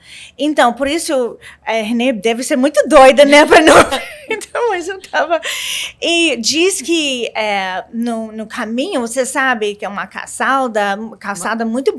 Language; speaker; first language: Portuguese; non-native, learner; English